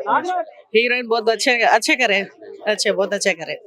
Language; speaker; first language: Hindi; non-native, local second language; Telugu